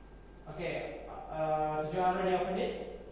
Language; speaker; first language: English; non-native, fluent; Indonesian